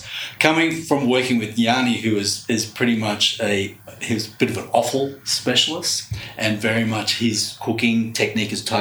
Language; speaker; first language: English; native; English